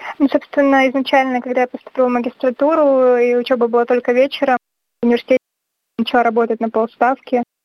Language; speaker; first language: Russian; native; Russian